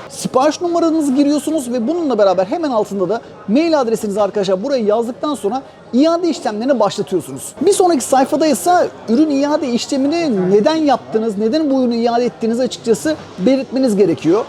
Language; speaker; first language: Turkish; native; Turkish